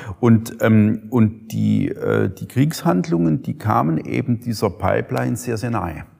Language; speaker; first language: German; native; German